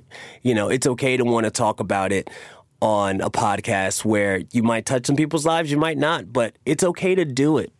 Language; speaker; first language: English; native; English